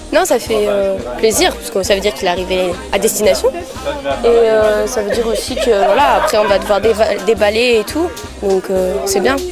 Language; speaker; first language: French; native; French